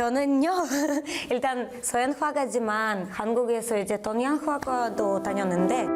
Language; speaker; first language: Korean; non-native, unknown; Ukrainian